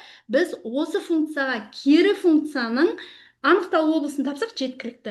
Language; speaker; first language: Kazakh; native; Kazakh